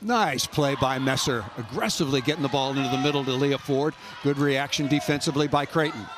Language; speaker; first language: English; native; English